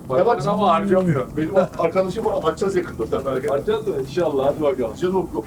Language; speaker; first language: Turkish; native; Turkish